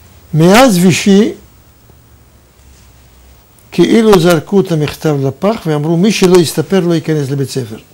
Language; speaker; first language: Hebrew; non-native, fluent; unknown